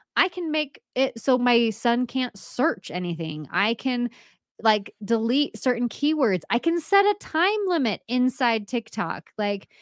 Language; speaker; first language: English; native; English